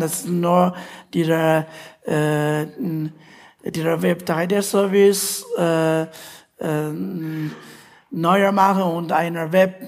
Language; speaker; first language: German; non-native, fluent; Chinese